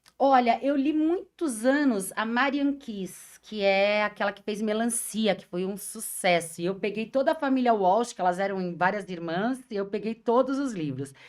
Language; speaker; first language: Portuguese; native; Portuguese